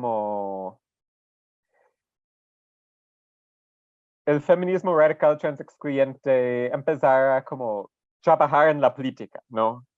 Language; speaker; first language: Spanish; non-native, fluent; English